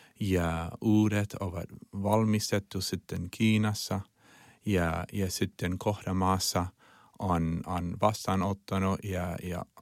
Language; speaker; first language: Finnish; non-native, learner; Chinese